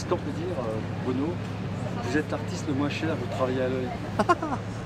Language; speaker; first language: French; native; French